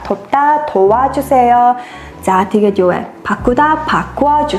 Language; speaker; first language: Korean; non-native, fluent; Mongolian